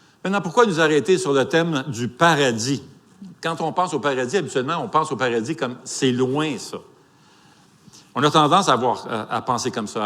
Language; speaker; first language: French; native; French